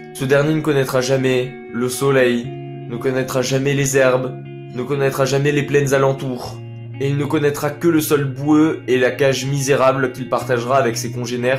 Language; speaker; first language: French; native; French